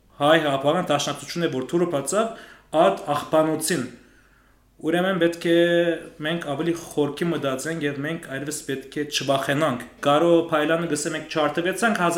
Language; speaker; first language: Armenian; early bilingual, heritage; Armenian